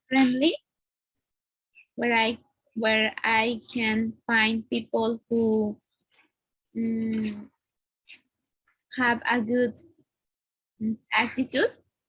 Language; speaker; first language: English; non-native, learner; Spanish